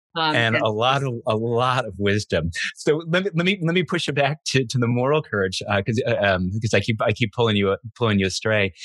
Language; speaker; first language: English; native; English